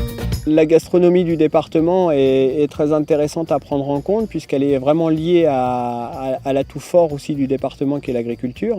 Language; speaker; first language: French; native; French